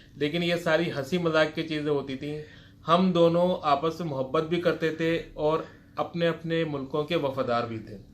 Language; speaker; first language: Urdu; native; Urdu